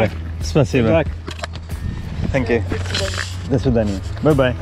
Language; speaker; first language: Russian; non-native, learner; Hindi